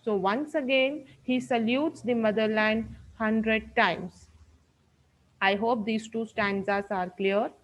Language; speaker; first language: English; non-native, local second language; Hindi